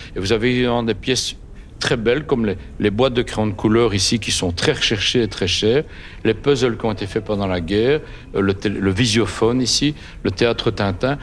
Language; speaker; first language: French; native; French